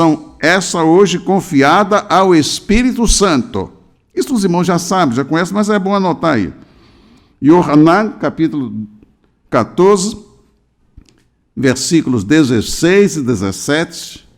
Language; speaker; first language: Portuguese; native; Portuguese